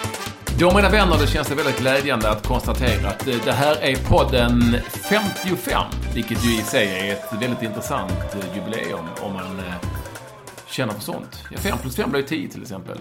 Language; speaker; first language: Swedish; native; Swedish